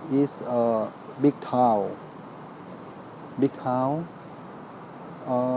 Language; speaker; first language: English; non-native, learner; Thai